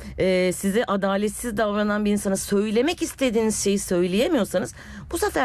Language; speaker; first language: Turkish; native; Turkish